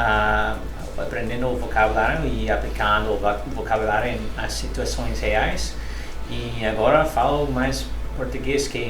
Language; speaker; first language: Portuguese; non-native, learner; English